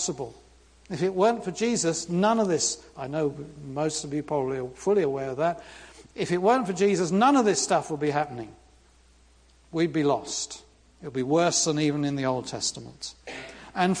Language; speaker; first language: English; native; English